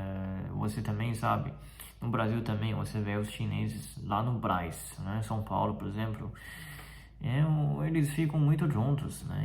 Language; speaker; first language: Portuguese; non-native, fluent; Chinese